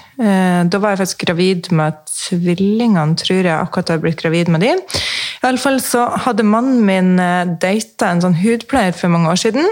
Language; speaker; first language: Norwegian; native; Norwegian